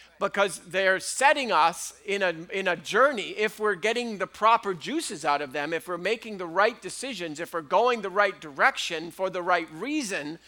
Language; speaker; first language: English; native; English